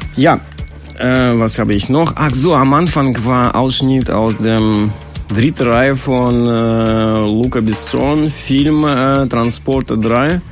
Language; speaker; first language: German; non-native, fluent; Russian